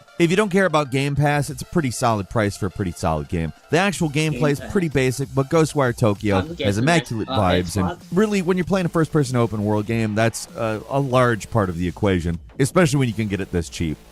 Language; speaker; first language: English; native; English